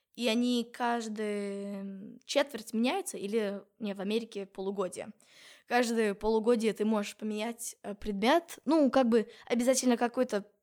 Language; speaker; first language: Russian; non-native, fluent; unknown